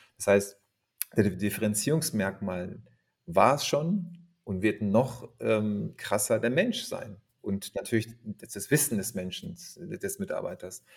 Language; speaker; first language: German; native; German